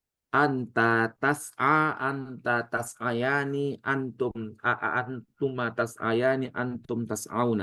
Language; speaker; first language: Arabic; non-native, fluent; Indonesian